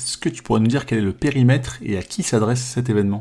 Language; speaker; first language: French; native; French